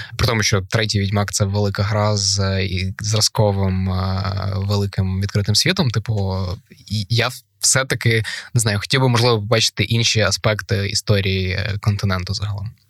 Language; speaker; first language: Ukrainian; native; Ukrainian